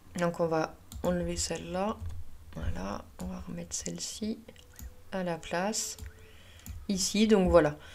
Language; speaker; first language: French; native; French